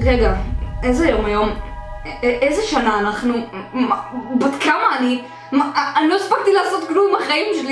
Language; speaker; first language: Hebrew; native; Hebrew